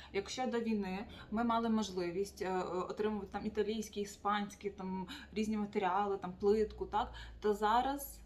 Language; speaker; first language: Ukrainian; native; Ukrainian